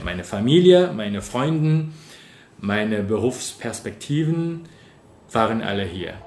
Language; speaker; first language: German; non-native, fluent; French